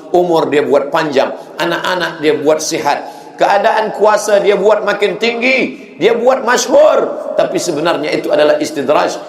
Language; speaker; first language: Malay; native; Malay